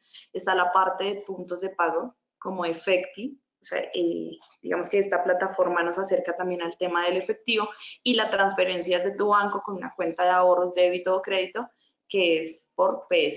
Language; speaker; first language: Spanish; native; Spanish